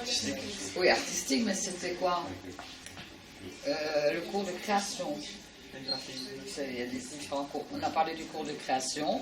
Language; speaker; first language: French; native; French